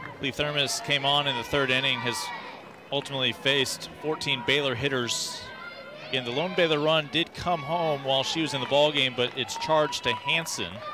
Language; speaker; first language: English; native; English